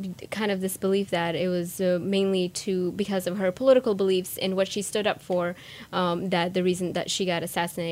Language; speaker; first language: English; early bilingual, other home language; Persian